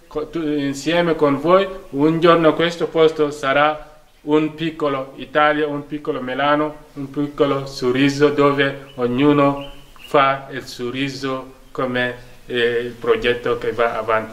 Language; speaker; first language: Italian; non-native, fluent; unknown